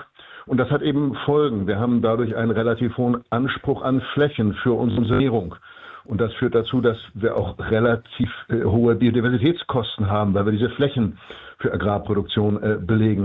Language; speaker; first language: German; native; German